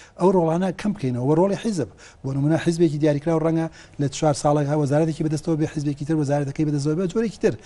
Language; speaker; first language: Central Kurdish; native; Central Kurdish